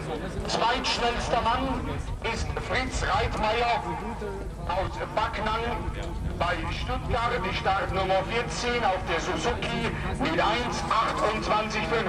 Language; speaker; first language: German; native; German